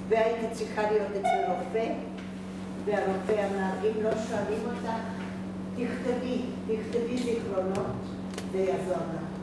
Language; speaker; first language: Hebrew; non-native, fluent; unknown